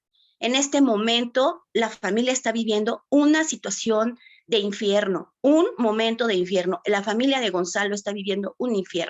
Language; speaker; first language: Spanish; native; Spanish